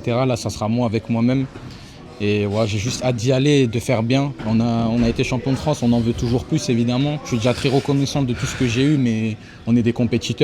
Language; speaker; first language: French; native; French